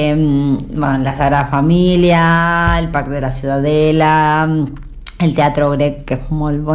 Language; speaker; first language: Catalan; non-native, learner; Spanish